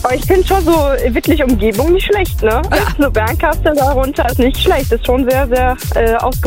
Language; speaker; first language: German; native; German